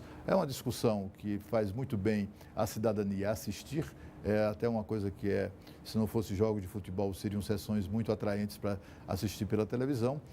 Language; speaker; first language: Portuguese; native; Portuguese